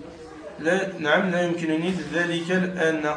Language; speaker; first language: Arabic; non-native, learner; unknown